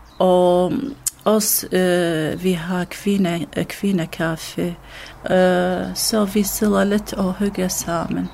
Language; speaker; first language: Danish; non-native, learner; Arabic